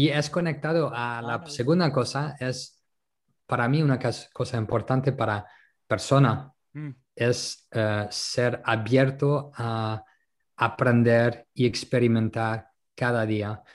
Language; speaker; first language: Spanish; non-native, local second language; French